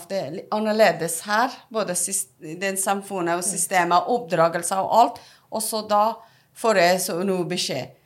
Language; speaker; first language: Norwegian; non-native, fluent; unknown